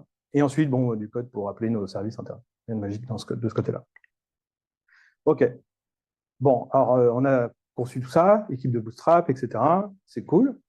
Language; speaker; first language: French; native; French